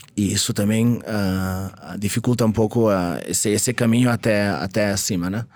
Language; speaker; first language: Portuguese; non-native, fluent; Catalan